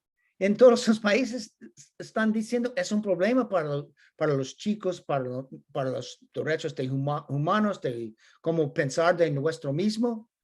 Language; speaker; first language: Spanish; non-native, learner; English